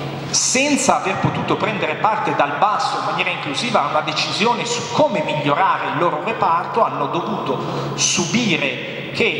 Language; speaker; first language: Italian; native; Italian